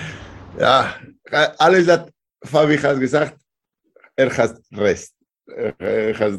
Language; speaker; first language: German; non-native, learner; Spanish